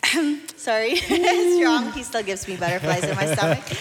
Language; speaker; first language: English; non-native, local second language; Filipino